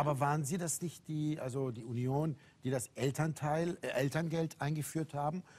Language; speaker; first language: German; early bilingual, other home language; Turkish